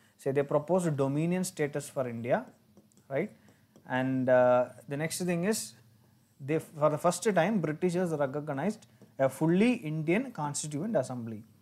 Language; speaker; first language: English; non-native, local second language; Tamil